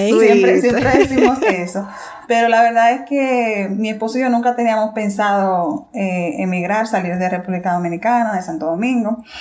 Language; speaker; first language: Spanish; native; Spanish